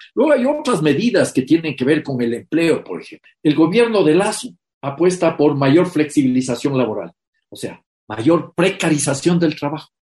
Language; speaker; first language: Spanish; native; Spanish